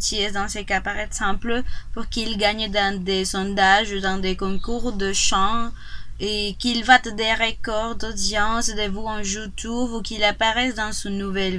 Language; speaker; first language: French; non-native, learner; Spanish